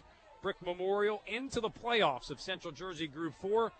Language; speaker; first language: English; native; English